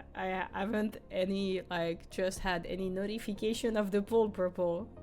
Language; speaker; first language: English; non-native, fluent; French